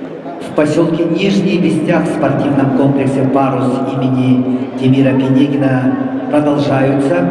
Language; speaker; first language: Russian; native; Russian